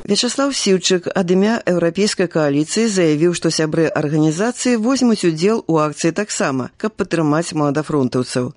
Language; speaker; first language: Belarusian; native; Belarusian